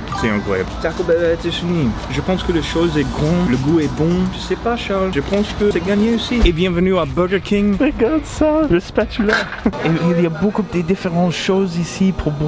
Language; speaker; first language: French; non-native, learner; English